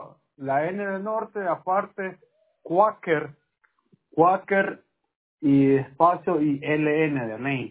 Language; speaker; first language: Spanish; native; Spanish